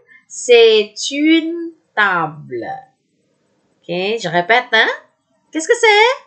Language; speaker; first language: French; non-native, fluent; Indonesian